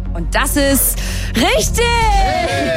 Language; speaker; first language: German; native; German